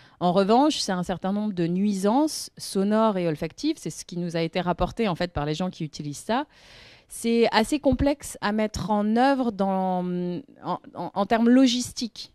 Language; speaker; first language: French; native; French